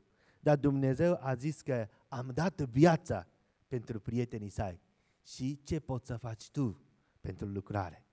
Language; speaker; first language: Romanian; non-native, learner; Japanese